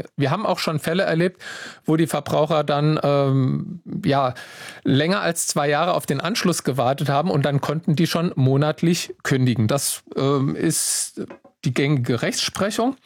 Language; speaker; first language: German; native; German